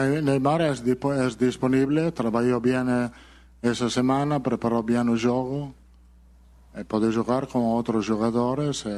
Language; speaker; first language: Portuguese; non-native, learner; Italian